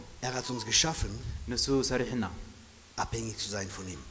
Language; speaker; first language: German; non-native, fluent; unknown